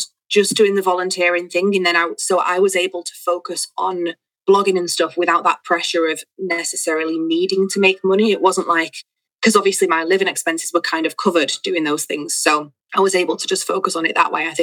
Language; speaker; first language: English; native; English